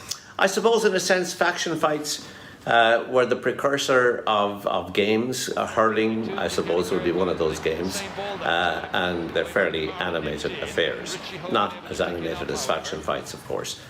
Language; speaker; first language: English; native; English